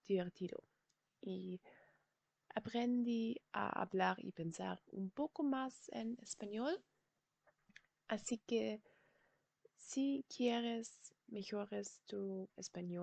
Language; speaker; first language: Spanish; non-native, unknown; German